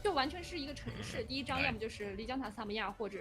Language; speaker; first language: Chinese; native; Chinese